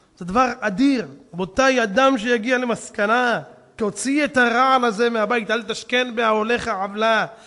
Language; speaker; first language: Hebrew; native; Hebrew